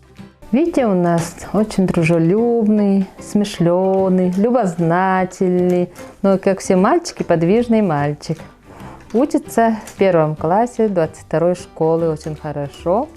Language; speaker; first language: Russian; native; Russian